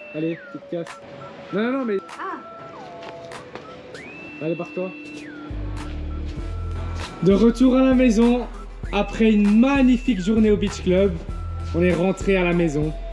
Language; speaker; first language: French; native; French